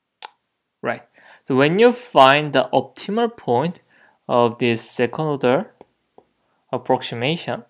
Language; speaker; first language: English; non-native, fluent; Korean